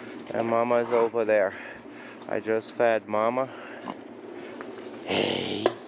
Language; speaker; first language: English; non-native, fluent; Portuguese